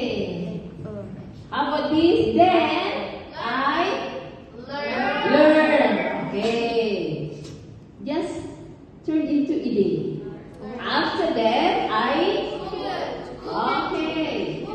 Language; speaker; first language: English; non-native, learner; Indonesian